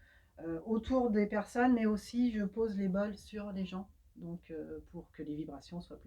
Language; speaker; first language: French; native; French